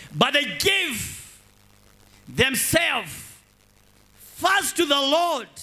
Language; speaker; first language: English; non-native, local second language; Swahili